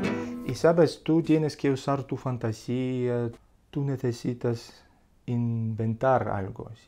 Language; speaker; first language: Spanish; non-native, learner; Russian